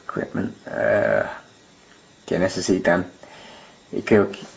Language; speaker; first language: Spanish; non-native, learner; English